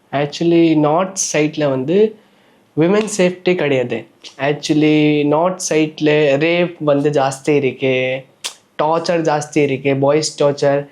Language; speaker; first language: Tamil; non-native, learner; Nepali